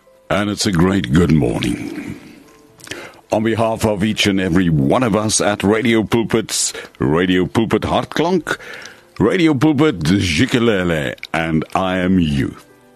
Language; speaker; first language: English; non-native, local second language; Afrikaans